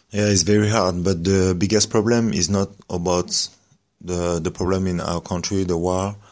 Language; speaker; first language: English; non-native, learner; French